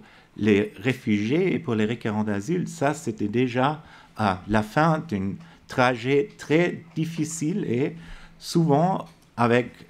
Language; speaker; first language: French; non-native, fluent; German